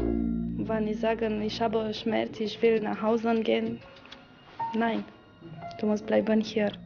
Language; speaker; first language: German; non-native, learner; Romanian